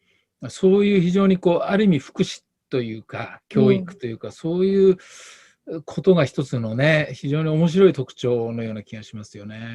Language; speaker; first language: Japanese; native; Japanese